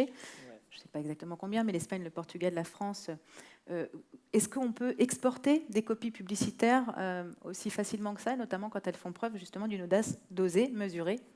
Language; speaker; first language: French; native; French